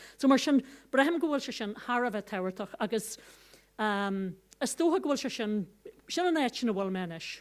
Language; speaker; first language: Irish; non-native, local second language; English